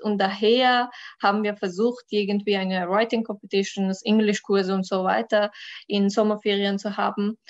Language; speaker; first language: German; non-native, learner; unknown